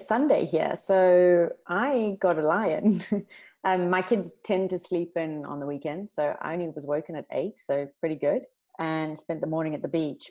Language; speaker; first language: English; native; English